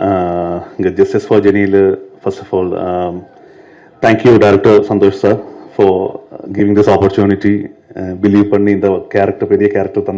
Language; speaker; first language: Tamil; non-native, learner; Malayalam